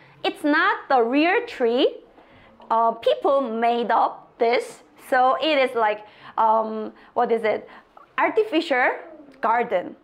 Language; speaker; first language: English; non-native, fluent; Korean